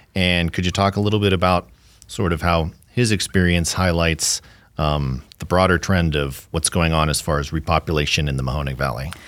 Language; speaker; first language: English; native; English